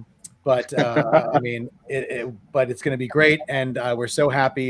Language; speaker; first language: English; native; English